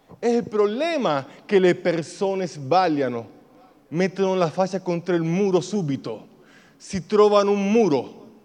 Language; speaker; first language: Italian; non-native, fluent; Spanish